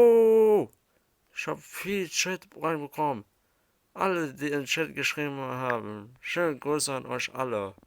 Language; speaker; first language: German; early bilingual, other home language; Arabic